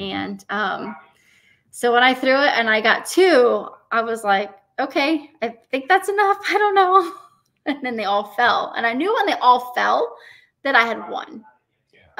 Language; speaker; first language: English; native; English